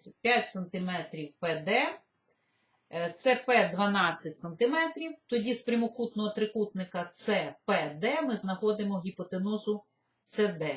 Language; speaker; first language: Ukrainian; native; Ukrainian